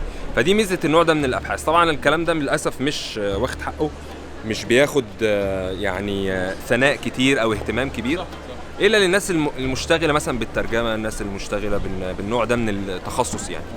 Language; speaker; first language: Arabic; native; Arabic